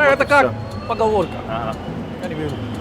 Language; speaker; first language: Russian; non-native, learner; Hindi